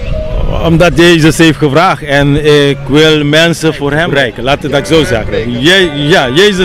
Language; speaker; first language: Dutch; non-native, local second language; Papiamento